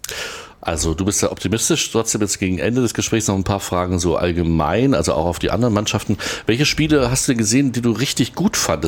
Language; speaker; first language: German; native; German